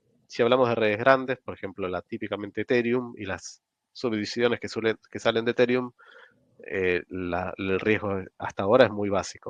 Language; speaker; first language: Spanish; native; Spanish